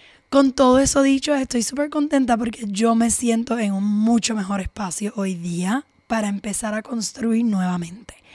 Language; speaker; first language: Spanish; early bilingual, heritage; Spanish